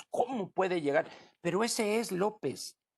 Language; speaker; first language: Spanish; native; Spanish